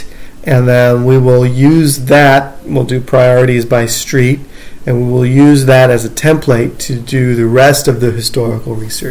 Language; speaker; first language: English; native; English